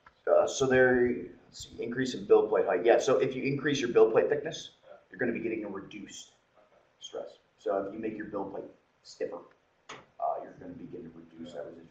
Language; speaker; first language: English; native; English